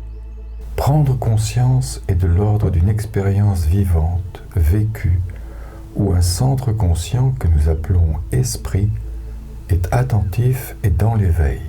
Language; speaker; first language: French; native; French